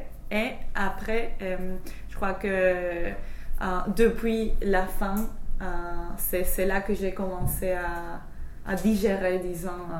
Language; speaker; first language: French; non-native, fluent; English